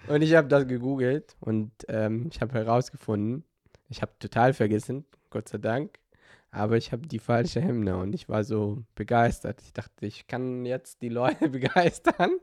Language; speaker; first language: German; non-native, learner; Arabic